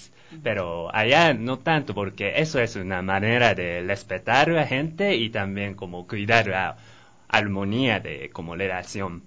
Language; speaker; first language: Spanish; non-native, learner; Japanese